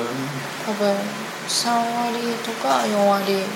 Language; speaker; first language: Japanese; non-native, learner; Chinese